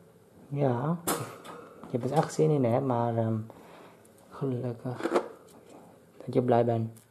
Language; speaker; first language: Dutch; non-native, local second language; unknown